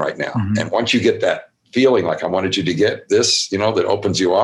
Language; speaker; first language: English; native; English